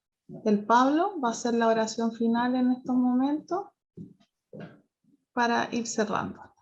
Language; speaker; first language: Spanish; native; Spanish